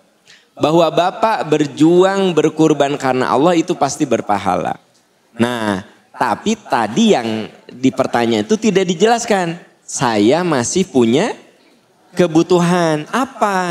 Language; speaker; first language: Indonesian; non-native, local second language; Sundanese